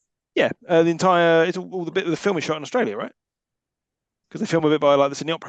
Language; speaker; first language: English; native; English